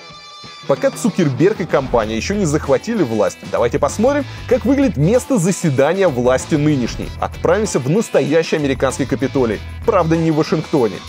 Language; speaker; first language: Russian; native; Russian